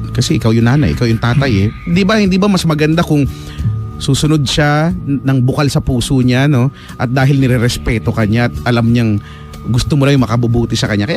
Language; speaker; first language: Filipino; native; Filipino